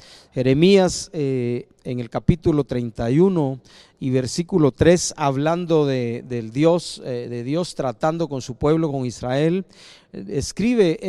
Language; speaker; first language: Spanish; native; Spanish